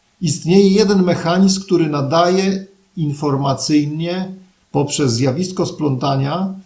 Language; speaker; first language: Polish; native; Polish